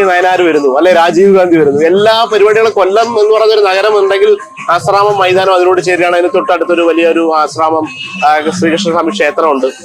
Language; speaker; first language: Malayalam; native; Malayalam